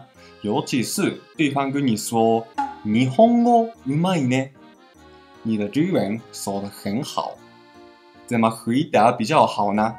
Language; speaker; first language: Chinese; non-native, fluent; Japanese